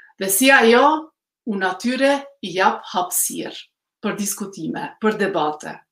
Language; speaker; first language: Albanian; early bilingual, heritage; Albanian